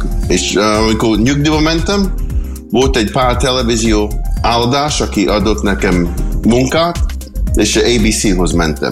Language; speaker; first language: Hungarian; early bilingual, heritage; English